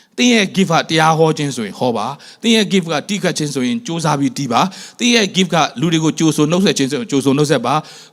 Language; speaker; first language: Burmese; non-native, local second language; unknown